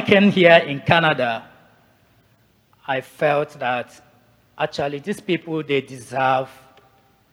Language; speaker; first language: English; non-native, local second language; Igbo